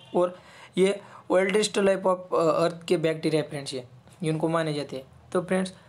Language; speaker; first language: Hindi; non-native, local second language; Marathi